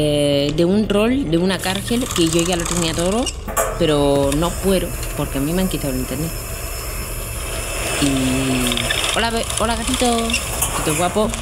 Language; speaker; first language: Spanish; native; Spanish